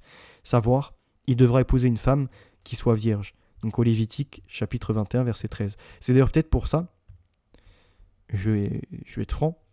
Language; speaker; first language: French; native; French